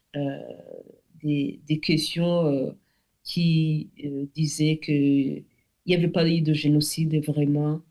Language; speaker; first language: French; non-native, local second language; Kinyarwanda